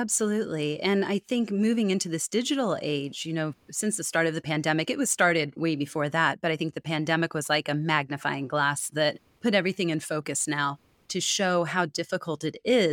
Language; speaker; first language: English; native; English